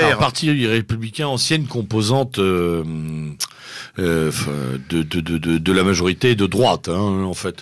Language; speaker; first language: French; native; French